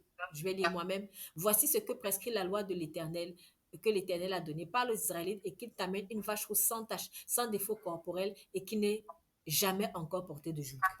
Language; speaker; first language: French; native; French